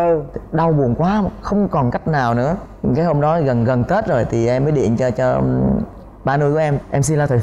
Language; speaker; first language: Vietnamese; native; Vietnamese